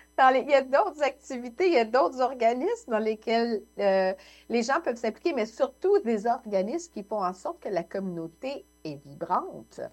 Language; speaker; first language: French; native; French